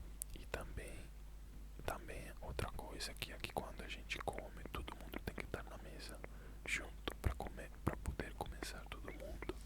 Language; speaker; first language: Portuguese; non-native, fluent; Italian